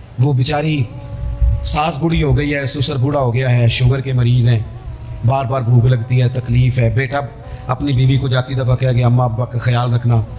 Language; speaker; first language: Urdu; non-native, local second language; Punjabi